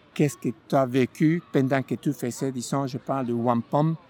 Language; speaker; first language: French; non-native, fluent; Spanish